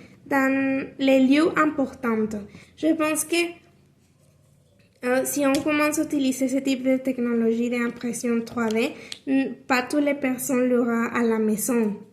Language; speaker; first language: French; non-native, learner; Spanish